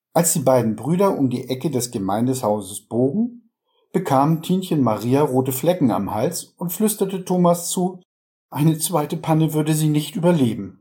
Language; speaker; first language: German; native; German